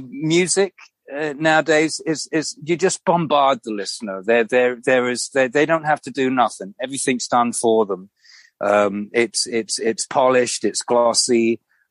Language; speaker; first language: English; native; English